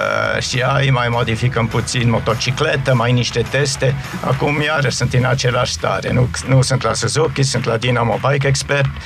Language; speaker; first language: Romanian; non-native, fluent; German